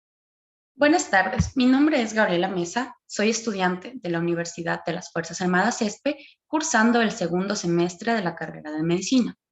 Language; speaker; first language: Spanish; native; Spanish